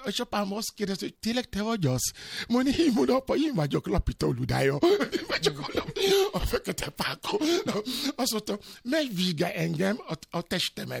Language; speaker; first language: Hungarian; non-native, learner; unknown